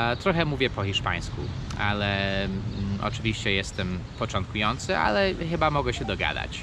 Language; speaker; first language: Polish; early bilingual, heritage; Polish